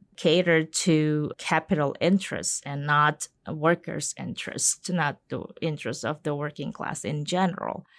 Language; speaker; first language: English; non-native, fluent; Indonesian